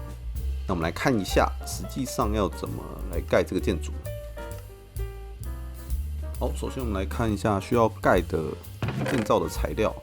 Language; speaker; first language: Chinese; native; Chinese